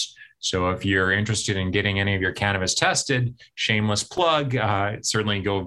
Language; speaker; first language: English; native; English